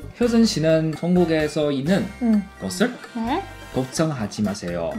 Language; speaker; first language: Korean; non-native, learner; Chinese